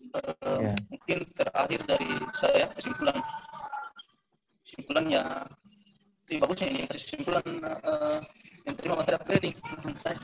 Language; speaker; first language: Indonesian; native; Indonesian